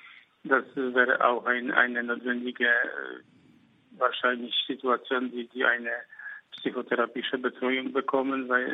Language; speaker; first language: German; non-native, fluent; Polish